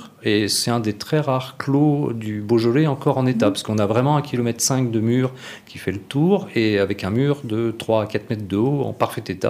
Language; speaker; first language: French; native; French